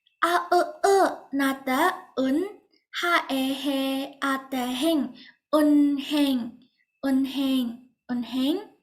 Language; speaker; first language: Korean; non-native, fluent; Burmese